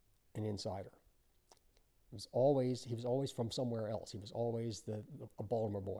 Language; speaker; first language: English; native; English